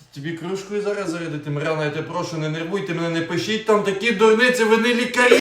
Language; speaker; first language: Ukrainian; native; Ukrainian